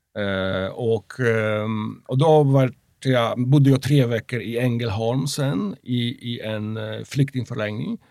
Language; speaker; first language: Swedish; non-native, fluent; Polish